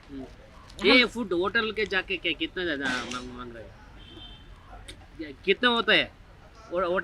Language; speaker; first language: Hindi; non-native, local second language; Kannada